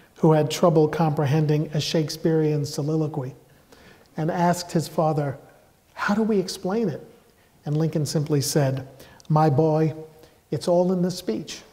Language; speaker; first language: English; native; English